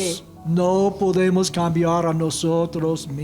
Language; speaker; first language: Spanish; non-native, fluent; English